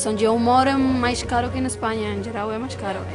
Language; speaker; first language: Portuguese; non-native, learner; Spanish